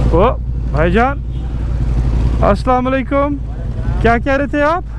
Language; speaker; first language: Hindi; early bilingual, heritage; Urdu